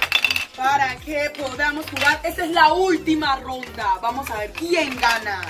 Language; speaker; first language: Spanish; native; Spanish